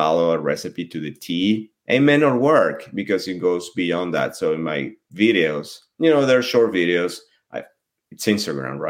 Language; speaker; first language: English; non-native, fluent; French